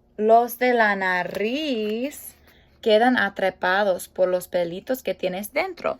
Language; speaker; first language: Spanish; non-native, fluent; English